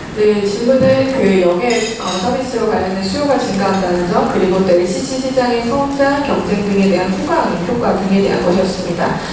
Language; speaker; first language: Korean; native; Korean